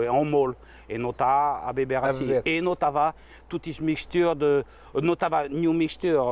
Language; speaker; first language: Portuguese; non-native, fluent; French